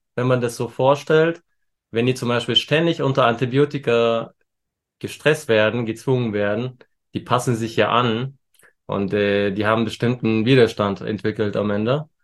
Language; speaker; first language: German; early bilingual, other home language; Turkish